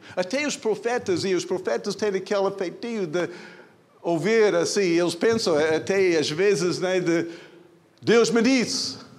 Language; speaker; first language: Portuguese; non-native, fluent; English